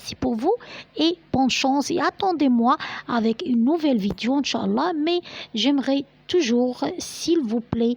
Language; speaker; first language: French; non-native, fluent; Arabic